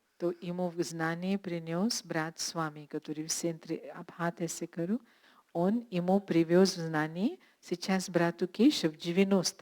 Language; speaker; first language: Russian; non-native, learner; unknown